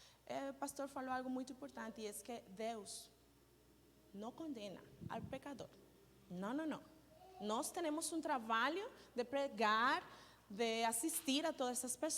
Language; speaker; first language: Portuguese; non-native, learner; Spanish